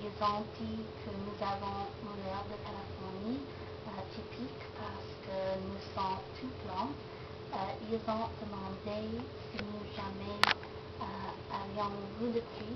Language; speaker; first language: French; non-native, learner; English